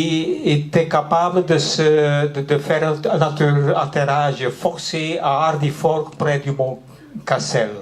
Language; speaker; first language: French; non-native, local second language; Dutch